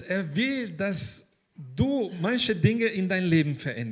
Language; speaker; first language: German; non-native, fluent; Portuguese